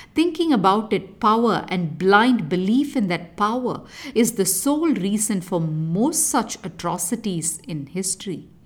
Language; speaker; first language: English; non-native, local second language; Tamil